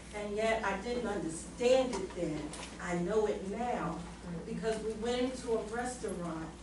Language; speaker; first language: English; native; English